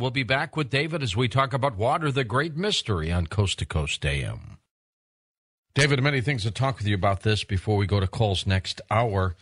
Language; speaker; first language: English; native; English